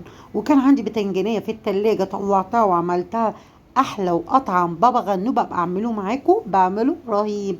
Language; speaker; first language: Arabic; native; Arabic